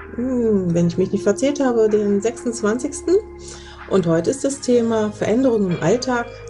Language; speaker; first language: German; native; German